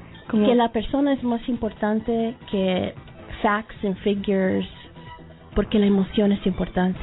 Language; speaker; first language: Spanish; early bilingual, heritage; Spanish